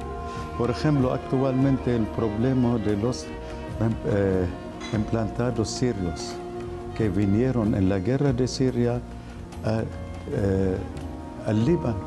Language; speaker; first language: Spanish; non-native, fluent; Arabic